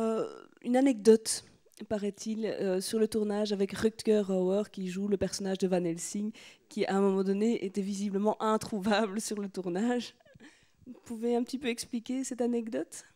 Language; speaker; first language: French; native; French